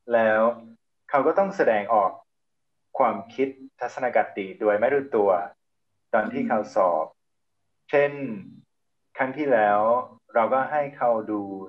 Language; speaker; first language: Thai; non-native, fluent; English